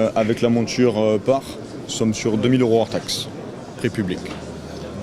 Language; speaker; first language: French; native; French